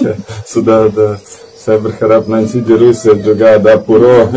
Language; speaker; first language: Indonesian; non-native, learner; Russian